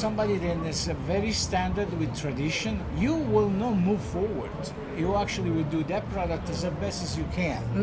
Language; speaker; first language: English; non-native, fluent; Italian